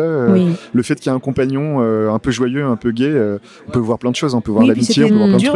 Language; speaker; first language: French; native; French